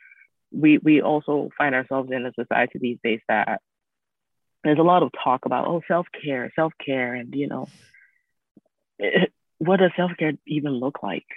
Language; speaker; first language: English; non-native, local second language; Akan